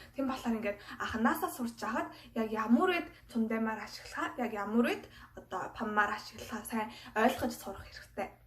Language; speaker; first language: Mongolian; non-native, fluent; Korean